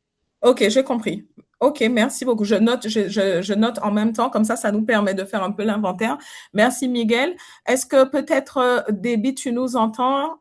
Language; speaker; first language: French; native; French